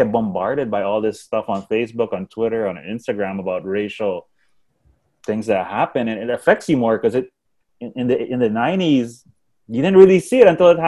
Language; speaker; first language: English; native; English